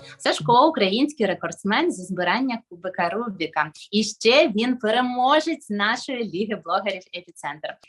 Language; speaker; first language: Ukrainian; native; Ukrainian